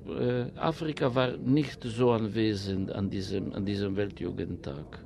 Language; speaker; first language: German; non-native, fluent; Italian